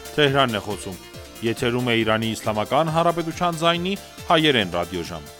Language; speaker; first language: Armenian; early bilingual, heritage; Armenian